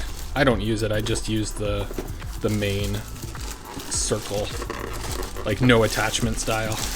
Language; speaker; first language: English; native; English